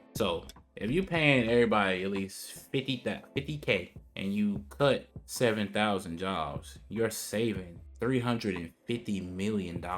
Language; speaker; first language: English; native; English